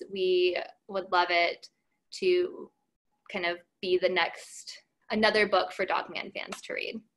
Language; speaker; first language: English; native; English